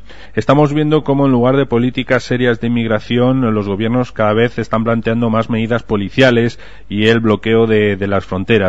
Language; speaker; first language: Spanish; native; Spanish